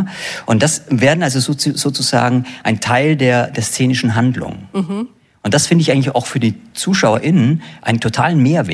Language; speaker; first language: German; native; German